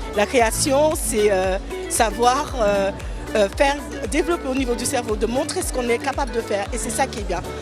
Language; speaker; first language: French; native; French